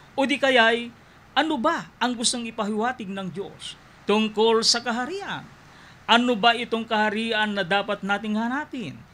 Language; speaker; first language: Filipino; non-native, local second language; Iloko